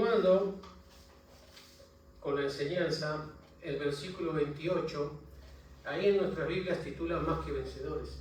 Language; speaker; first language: Spanish; native; Spanish